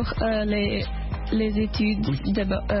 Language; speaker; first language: French; non-native, learner; English